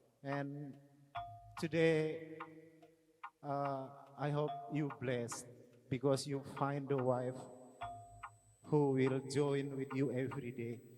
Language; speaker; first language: English; non-native, learner; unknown